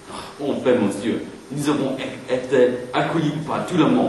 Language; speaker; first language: French; non-native, learner; English